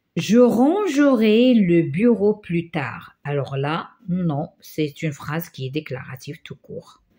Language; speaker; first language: French; non-native, local second language; Arabic